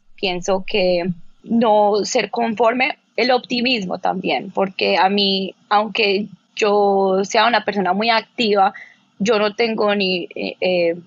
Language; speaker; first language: Spanish; native; Spanish